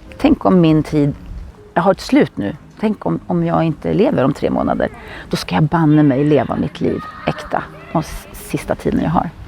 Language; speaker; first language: Swedish; native; Swedish